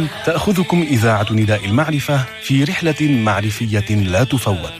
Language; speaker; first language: Arabic; native; Arabic